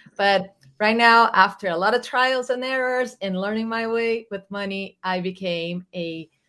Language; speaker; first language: English; non-native, fluent; Portuguese